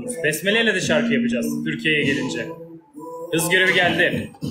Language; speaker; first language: Turkish; native; Turkish